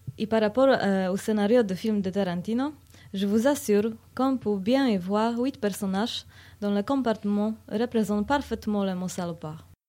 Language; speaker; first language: French; non-native, learner; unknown